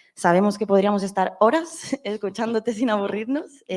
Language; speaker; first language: Spanish; non-native, local second language; Catalan